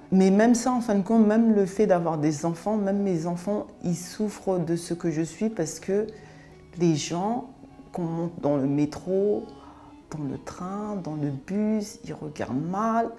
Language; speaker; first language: French; early bilingual, other home language; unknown